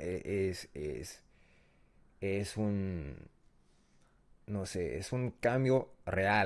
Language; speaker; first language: Spanish; non-native, learner; English